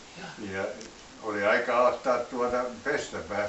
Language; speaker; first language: Finnish; early bilingual, heritage; Finnish